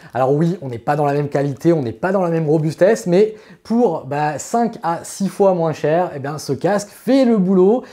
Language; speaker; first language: French; native; French